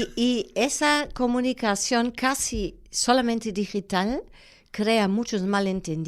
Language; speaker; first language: Spanish; non-native, fluent; German